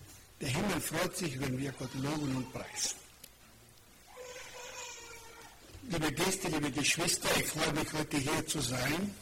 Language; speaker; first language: German; non-native, fluent; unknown